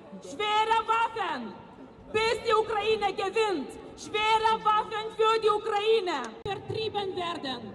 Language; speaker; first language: German; non-native, fluent; Lithuanian